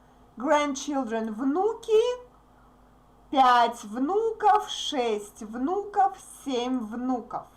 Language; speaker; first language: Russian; native; Russian